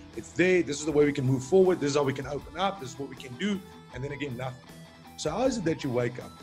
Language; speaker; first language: English; non-native, local second language; Afrikaans